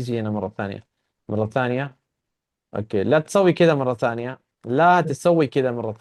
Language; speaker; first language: Arabic; non-native, fluent; Urdu